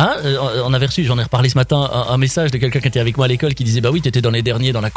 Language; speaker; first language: French; native; French